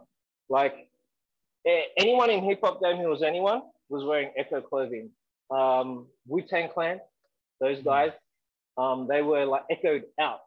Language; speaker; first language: English; native; English